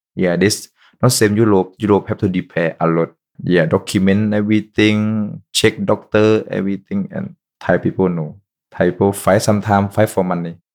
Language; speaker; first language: English; non-native, learner; Thai